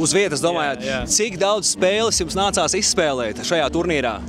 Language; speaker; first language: Latvian; native; Latvian